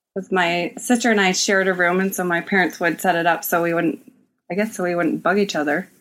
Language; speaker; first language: English; native; English